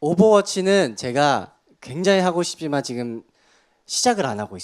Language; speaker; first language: Korean; native; Korean